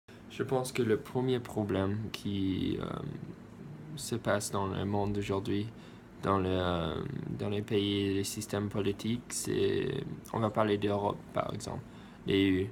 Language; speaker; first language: French; non-native, learner; English